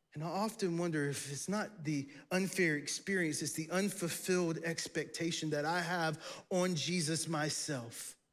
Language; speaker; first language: English; native; English